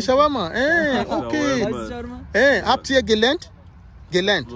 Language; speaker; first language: German; non-native, learner; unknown